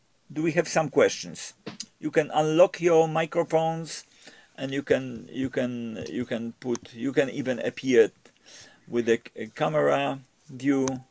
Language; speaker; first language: English; non-native, fluent; Polish